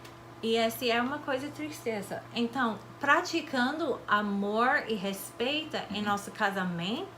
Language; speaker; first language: Portuguese; non-native, fluent; English